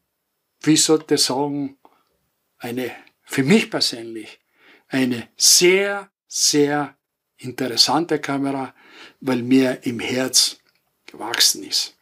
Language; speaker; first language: German; non-native, fluent; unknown